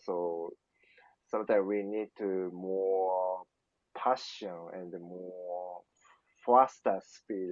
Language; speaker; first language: English; non-native, learner; Japanese